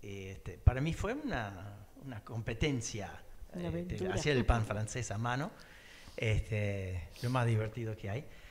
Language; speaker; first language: Spanish; early bilingual, other home language; English